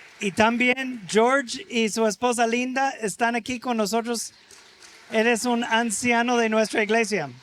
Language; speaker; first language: Spanish; non-native, fluent; English